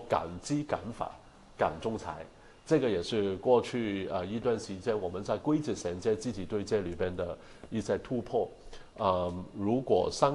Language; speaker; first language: Chinese; non-native, local second language; Cantonese